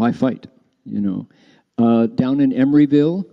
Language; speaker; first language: English; native; English